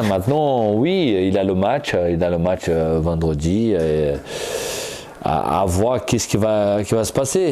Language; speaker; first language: French; non-native, fluent; Portuguese